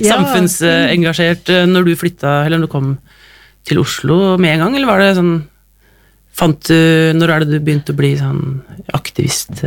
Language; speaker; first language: Norwegian; native; Norwegian